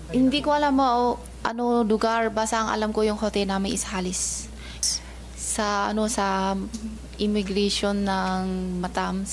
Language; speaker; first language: Filipino; non-native, learner; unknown